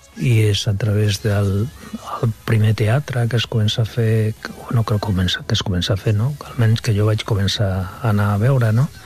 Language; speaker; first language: Catalan; non-native, local second language; Spanish